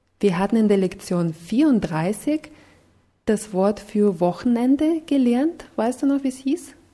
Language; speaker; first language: German; non-native, fluent; Russian